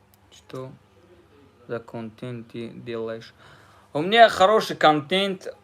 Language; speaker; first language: Russian; non-native, learner; Tajik